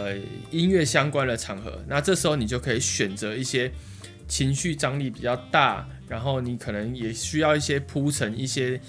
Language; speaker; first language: Chinese; native; Chinese